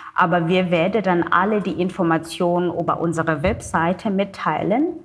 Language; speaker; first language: German; non-native, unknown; Xhosa